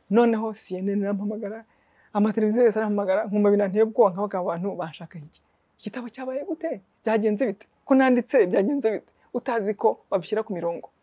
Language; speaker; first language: Kinyarwanda; native; Kinyarwanda